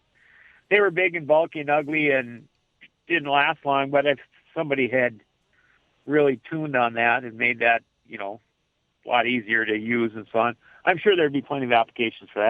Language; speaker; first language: English; native; English